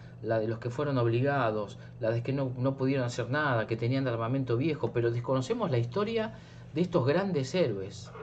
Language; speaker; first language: Spanish; native; Spanish